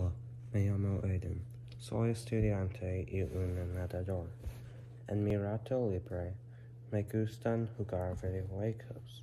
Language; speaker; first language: Spanish; non-native, learner; English